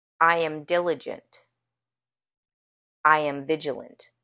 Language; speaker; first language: English; native; English